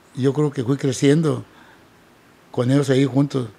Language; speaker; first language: Spanish; native; Spanish